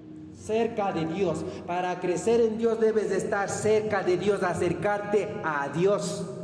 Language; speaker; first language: Spanish; native; Spanish